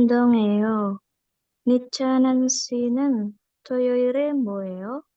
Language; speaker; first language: Korean; non-native, learner; Indonesian